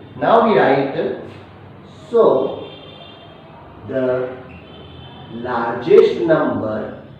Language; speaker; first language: English; non-native, local second language; Hindi